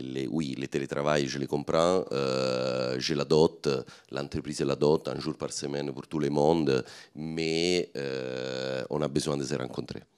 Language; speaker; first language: French; non-native, fluent; Italian